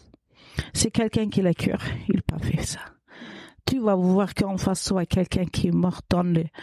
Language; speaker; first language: French; non-native, learner; Kurdish